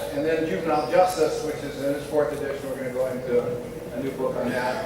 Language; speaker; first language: English; native; English